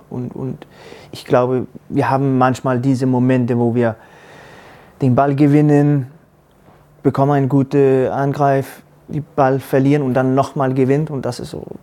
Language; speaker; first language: German; non-native, learner; Danish